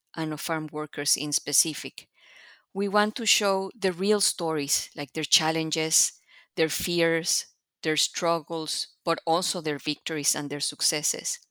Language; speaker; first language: English; non-native, fluent; Spanish